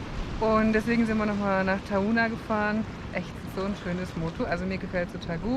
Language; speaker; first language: German; native; German